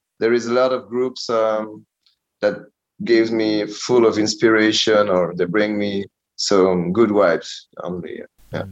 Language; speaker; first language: English; non-native, learner; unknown